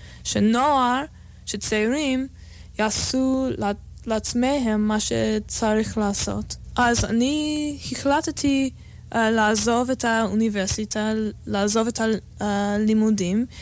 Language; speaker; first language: Hebrew; non-native, fluent; English